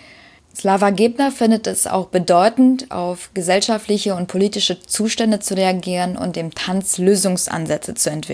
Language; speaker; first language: German; native; German